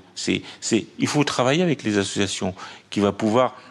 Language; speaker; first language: French; native; French